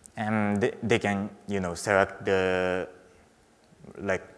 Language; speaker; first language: English; non-native, fluent; Japanese